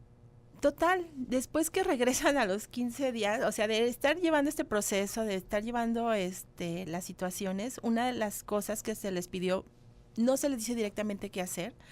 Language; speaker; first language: Spanish; native; Spanish